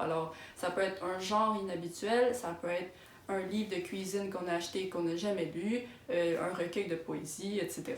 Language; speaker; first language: French; native; French